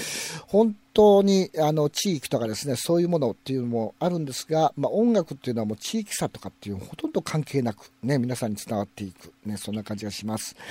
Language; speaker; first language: Japanese; native; Japanese